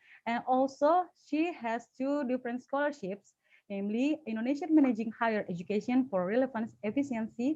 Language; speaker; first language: English; non-native, fluent; Indonesian